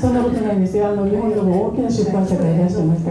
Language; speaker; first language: Japanese; native; Japanese